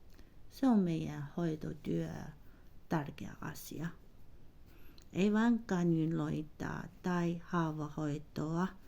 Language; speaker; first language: Finnish; non-native, learner; Chinese